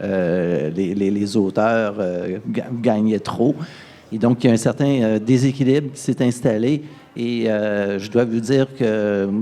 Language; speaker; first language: French; native; French